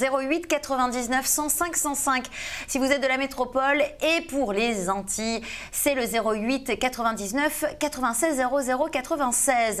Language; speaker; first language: French; native; French